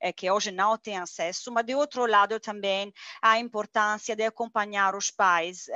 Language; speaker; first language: Portuguese; non-native, fluent; Italian